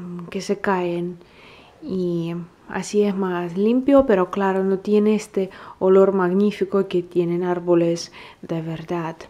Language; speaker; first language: Spanish; non-native, fluent; Russian